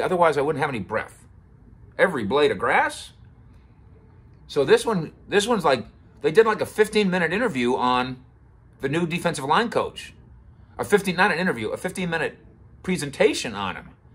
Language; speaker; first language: English; native; English